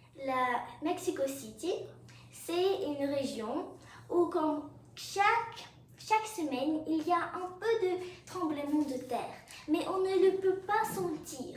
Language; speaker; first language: French; non-native, fluent; English